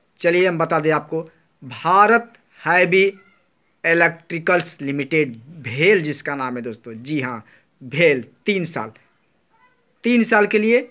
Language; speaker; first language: Hindi; native; Hindi